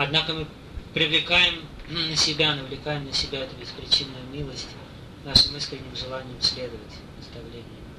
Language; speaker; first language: Russian; native; Russian